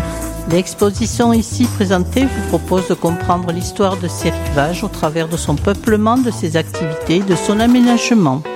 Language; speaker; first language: French; native; French